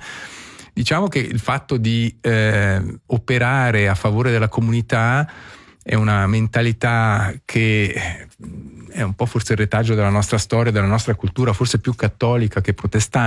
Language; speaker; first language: Italian; native; Italian